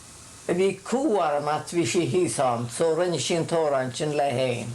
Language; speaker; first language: Irish; native; Irish